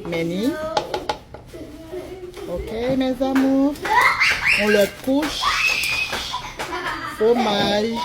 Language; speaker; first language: French; non-native, local second language; Haitian Creole